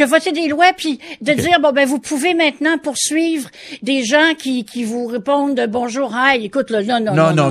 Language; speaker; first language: French; native; French